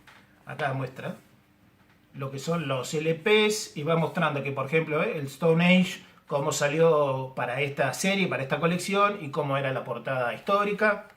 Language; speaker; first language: Spanish; native; Spanish